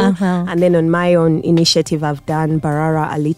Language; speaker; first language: English; non-native, local second language; Ganda